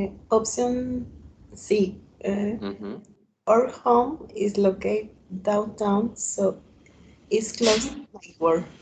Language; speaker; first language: English; non-native, learner; Spanish